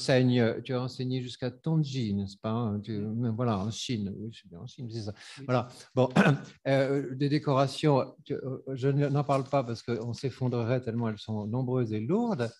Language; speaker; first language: French; native; French